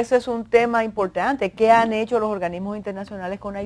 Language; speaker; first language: Spanish; native; Spanish